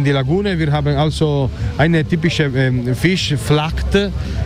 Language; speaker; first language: German; non-native, learner; Italian